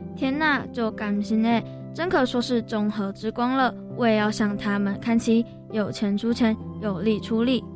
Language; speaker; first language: Chinese; native; Chinese